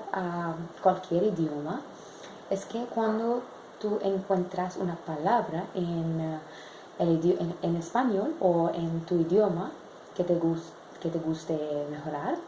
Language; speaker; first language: Spanish; non-native, learner; English